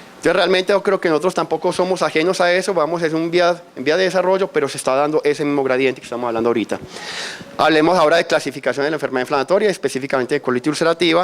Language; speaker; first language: Spanish; native; Spanish